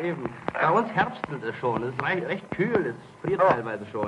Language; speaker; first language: German; native; German